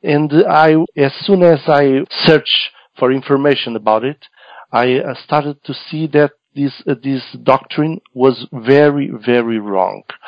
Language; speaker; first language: English; non-native, learner; Portuguese